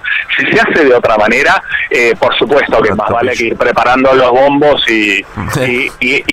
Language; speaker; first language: Spanish; native; Spanish